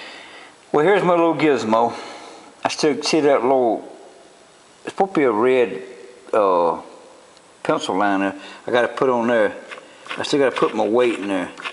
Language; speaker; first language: English; native; English